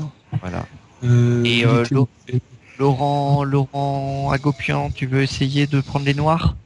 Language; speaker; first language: French; native; French